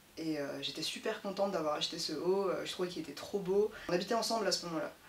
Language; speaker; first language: French; early bilingual, other home language; Vietnamese